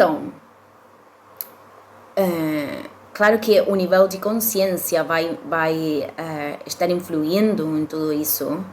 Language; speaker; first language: Portuguese; non-native, fluent; Spanish